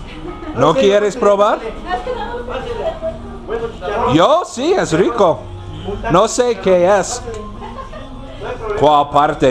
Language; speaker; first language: Spanish; non-native, learner; English